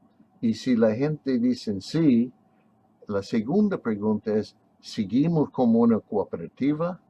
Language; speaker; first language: Spanish; non-native, fluent; English